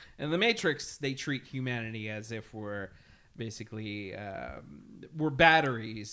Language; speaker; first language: English; early bilingual, other home language; Spanish